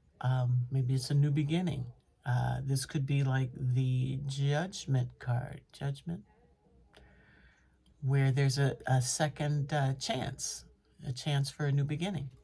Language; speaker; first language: English; native; English